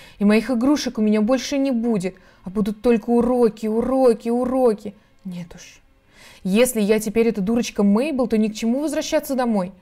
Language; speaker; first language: Russian; native; Russian